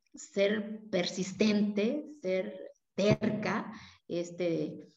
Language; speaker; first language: Spanish; non-native, local second language; Zapotec